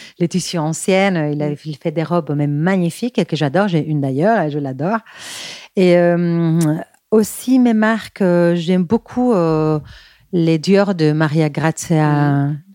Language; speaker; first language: French; non-native, fluent; Spanish